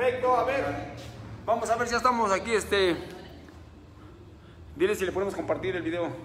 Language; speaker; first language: Spanish; native; Spanish